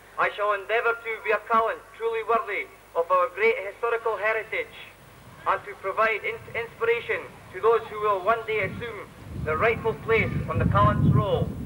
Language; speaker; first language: English; native; English